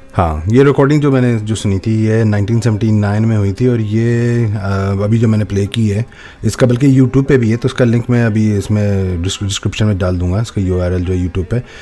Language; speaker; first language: Urdu; early bilingual, heritage; Urdu